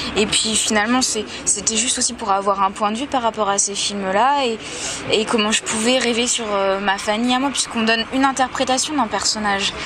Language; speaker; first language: French; native; French